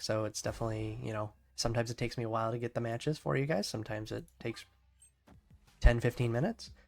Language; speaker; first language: English; native; English